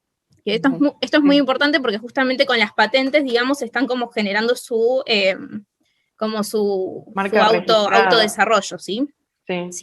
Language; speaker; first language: Spanish; native; Spanish